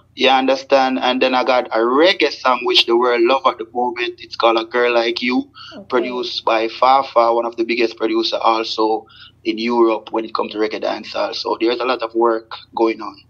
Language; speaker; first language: English; non-native, local second language; Jamaican Creole English